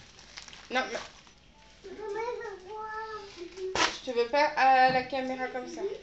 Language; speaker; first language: French; native; French